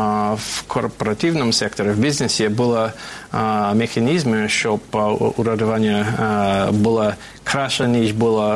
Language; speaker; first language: Ukrainian; non-native, fluent; English